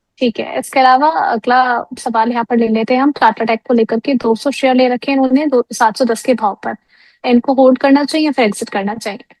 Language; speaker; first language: Hindi; native; Hindi